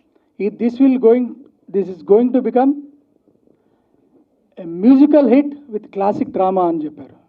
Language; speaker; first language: Telugu; native; Telugu